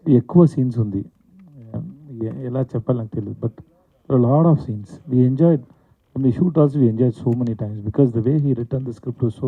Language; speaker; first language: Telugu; non-native, learner; Tamil